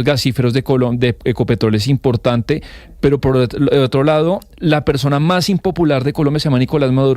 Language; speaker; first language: Spanish; native; Spanish